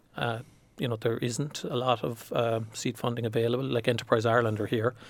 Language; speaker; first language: English; native; English